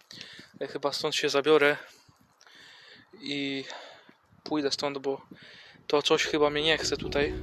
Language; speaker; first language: Polish; native; Polish